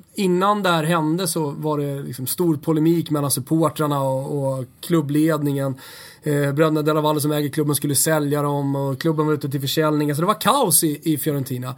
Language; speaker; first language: Swedish; native; Swedish